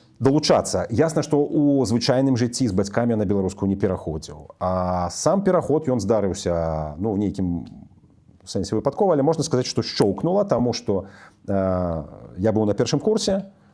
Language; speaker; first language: Belarusian; non-native, local second language; Russian